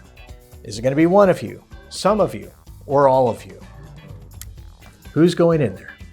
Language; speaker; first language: English; native; English